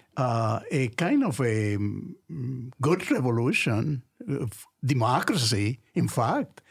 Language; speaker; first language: English; non-native, fluent; Spanish